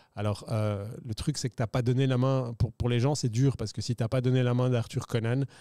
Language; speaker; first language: French; native; French